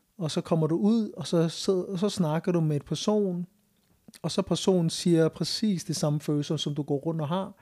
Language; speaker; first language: Danish; early bilingual, other home language; Thai